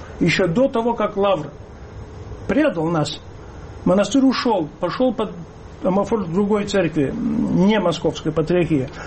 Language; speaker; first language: Russian; early bilingual, heritage; Russian